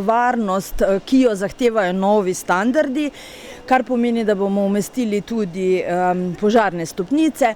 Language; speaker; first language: Slovenian; native; Slovenian